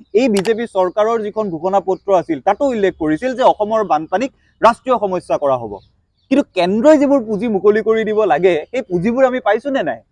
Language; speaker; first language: Assamese; native; Assamese